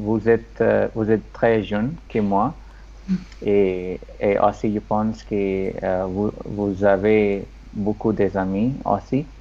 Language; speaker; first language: French; non-native, learner; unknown